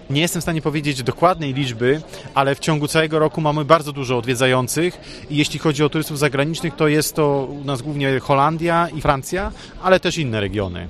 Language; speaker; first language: Polish; native; Polish